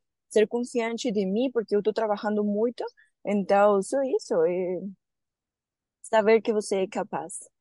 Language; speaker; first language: Portuguese; non-native, learner; Spanish